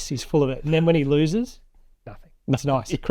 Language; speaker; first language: English; native; English